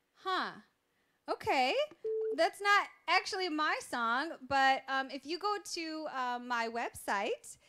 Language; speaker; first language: English; native; English